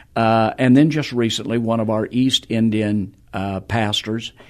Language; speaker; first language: English; native; English